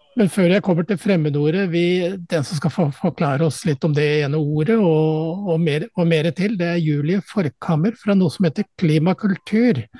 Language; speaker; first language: Norwegian; native; Norwegian